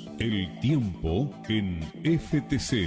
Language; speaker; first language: Spanish; native; Spanish